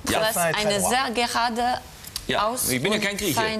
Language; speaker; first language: German; non-native, learner; French